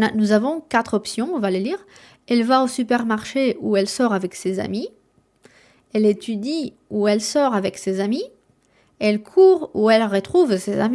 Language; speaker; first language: French; non-native, fluent; Spanish